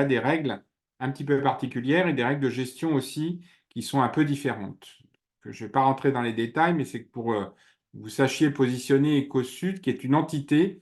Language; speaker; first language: French; native; French